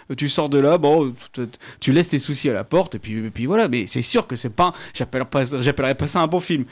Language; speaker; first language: French; native; French